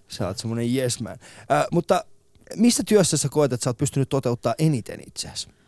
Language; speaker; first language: Finnish; early bilingual, other home language; Persian